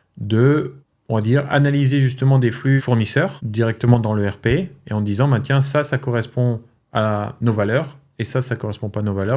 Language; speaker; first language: French; native; French